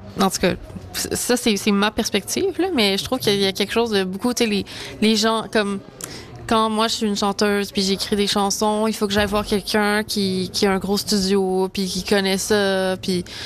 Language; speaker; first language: French; native; French